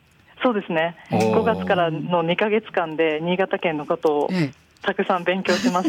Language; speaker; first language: Japanese; native; Japanese